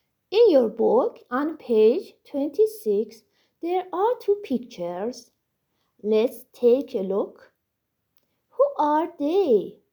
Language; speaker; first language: English; non-native, fluent; Persian